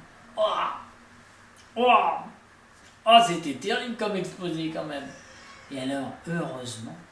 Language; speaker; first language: French; native; French